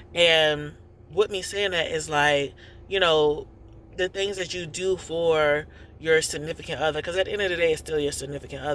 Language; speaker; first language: English; native; English